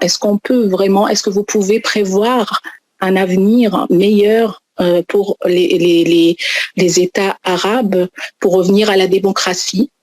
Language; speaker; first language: French; non-native, local second language; Arabic